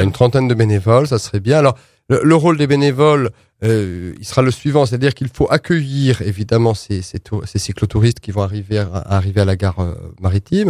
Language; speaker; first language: French; native; French